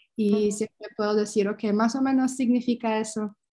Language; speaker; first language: Spanish; non-native, learner; Polish